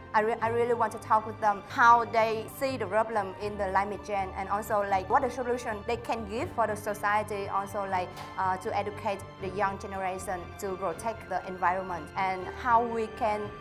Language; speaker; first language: English; non-native, learner; Vietnamese